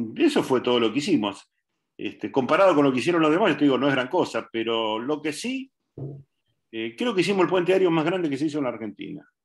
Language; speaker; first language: Spanish; native; Spanish